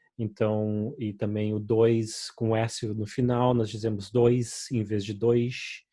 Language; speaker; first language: Portuguese; native; Portuguese